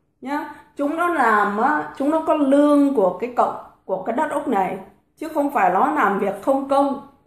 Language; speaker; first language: Vietnamese; native; Vietnamese